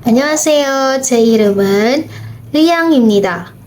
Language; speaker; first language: Korean; non-native, learner; Indonesian